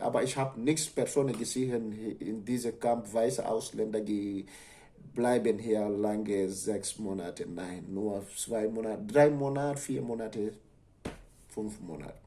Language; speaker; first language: German; non-native, learner; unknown